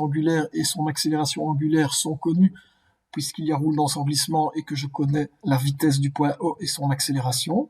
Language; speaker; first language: French; native; French